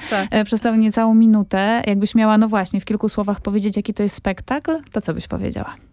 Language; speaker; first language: Polish; native; Polish